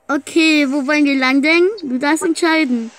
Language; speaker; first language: German; native; German